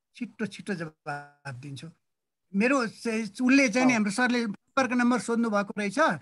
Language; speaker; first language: Nepali; native; Nepali